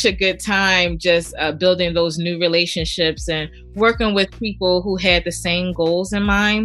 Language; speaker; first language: English; native; English